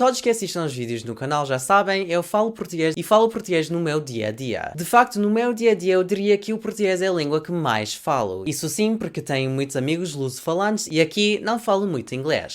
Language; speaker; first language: Portuguese; non-native, fluent; English